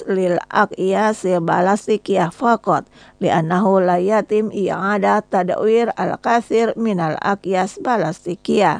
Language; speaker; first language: Arabic; non-native, fluent; Indonesian